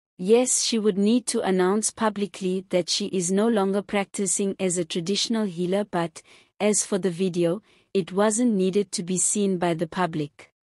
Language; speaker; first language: English; non-native, local second language; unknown